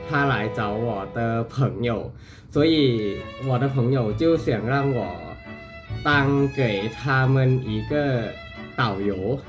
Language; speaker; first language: Chinese; non-native, learner; Thai